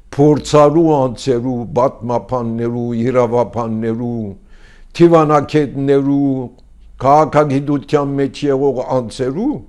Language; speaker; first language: Armenian; early bilingual, heritage; Armenian